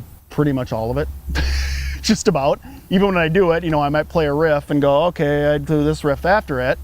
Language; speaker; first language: English; native; English